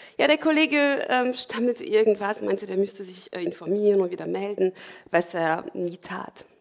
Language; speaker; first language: German; non-native, fluent; French